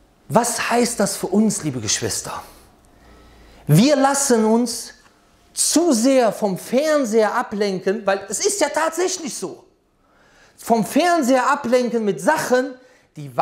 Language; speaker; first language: German; native; German